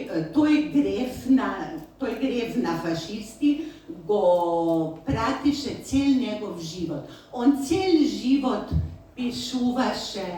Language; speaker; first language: Macedonian; non-native, learner; Slovenian